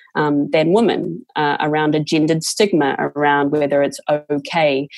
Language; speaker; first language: English; native; English